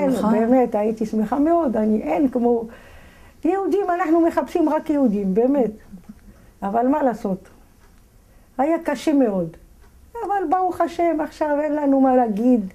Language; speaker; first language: Hebrew; non-native, fluent; Arabic